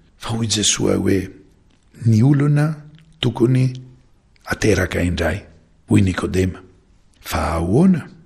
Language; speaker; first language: Malagasy; non-native, fluent; Maltese